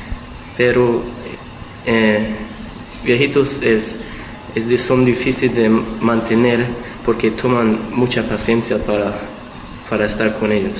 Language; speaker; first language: Spanish; early bilingual, heritage; Spanish